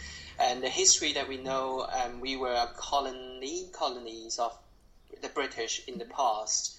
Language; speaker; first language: English; non-native, local second language; Cantonese